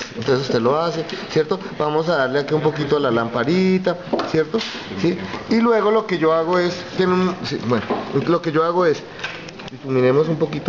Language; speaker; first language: Spanish; native; Spanish